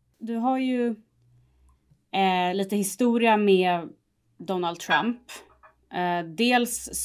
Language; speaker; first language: Swedish; native; Swedish